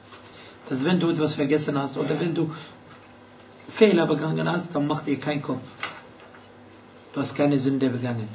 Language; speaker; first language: German; non-native, fluent; Arabic